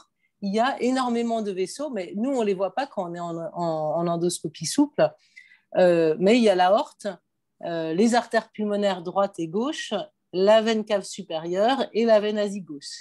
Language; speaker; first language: French; native; French